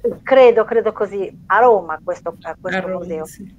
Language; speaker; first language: Italian; non-native, learner; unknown